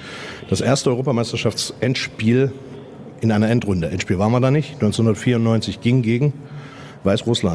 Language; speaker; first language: German; native; German